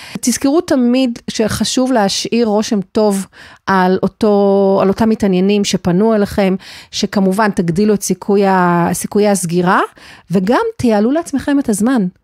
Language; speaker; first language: Hebrew; native; Hebrew